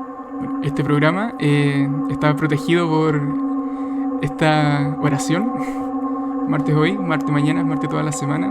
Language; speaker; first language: Spanish; native; Spanish